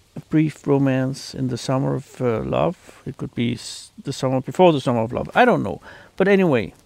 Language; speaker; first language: English; non-native, fluent; Danish